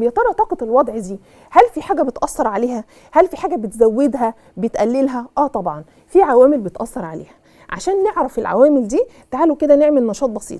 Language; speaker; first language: Arabic; native; Arabic